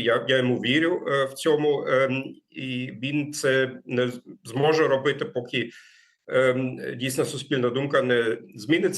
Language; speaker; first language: Ukrainian; non-native, fluent; German